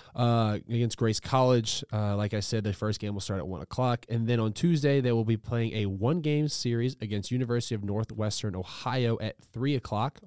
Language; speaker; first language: English; native; English